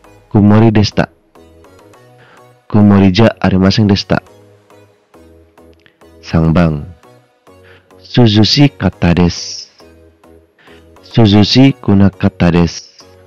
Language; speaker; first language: Japanese; non-native, fluent; Indonesian